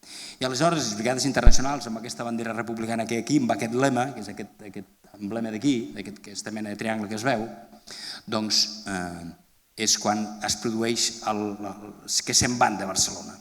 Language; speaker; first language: Catalan; native; Catalan